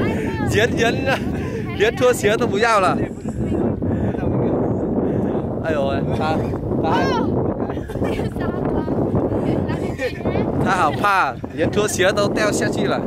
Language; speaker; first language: Chinese; non-native, learner; Vietnamese